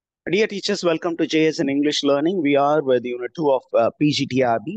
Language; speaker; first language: English; non-native, local second language; Tamil